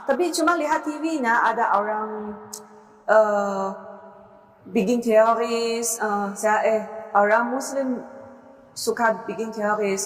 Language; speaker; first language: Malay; non-native, learner; Chinese